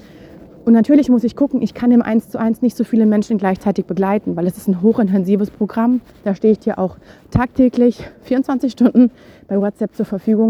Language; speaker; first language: German; native; German